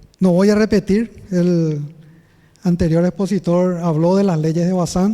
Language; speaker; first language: Spanish; native; Spanish